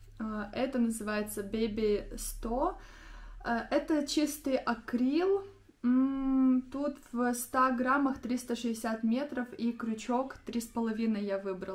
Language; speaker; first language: Russian; native; Russian